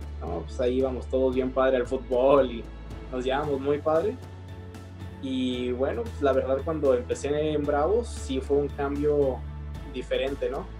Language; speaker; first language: Spanish; early bilingual, heritage; Spanish